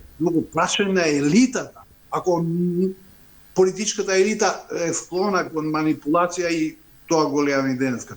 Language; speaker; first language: Macedonian; non-native, local second language; Albanian